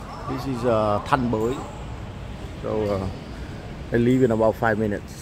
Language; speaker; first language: English; non-native, fluent; Vietnamese